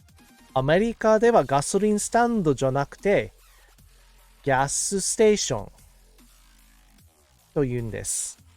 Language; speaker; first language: Japanese; non-native, learner; English